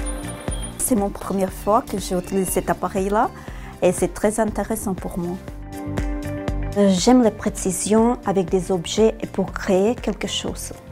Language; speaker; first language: French; non-native, learner; Bosnian